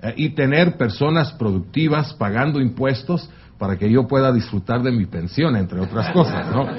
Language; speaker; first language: Spanish; non-native, fluent; French